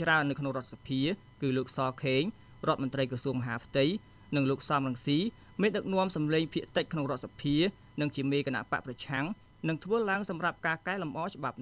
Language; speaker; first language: Khmer; native; Khmer